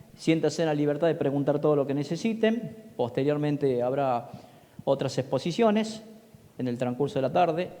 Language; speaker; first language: Spanish; native; Spanish